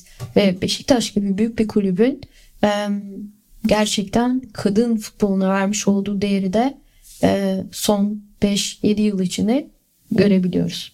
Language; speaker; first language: Turkish; early bilingual, other home language; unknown